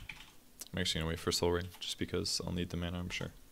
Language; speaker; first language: English; native; English